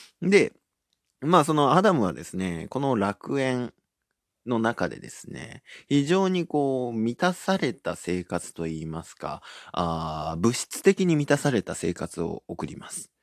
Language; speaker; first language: Japanese; native; Japanese